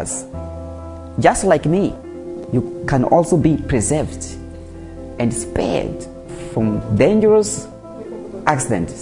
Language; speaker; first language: English; non-native, fluent; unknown